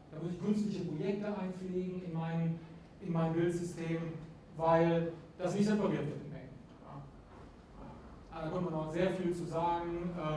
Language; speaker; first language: German; native; German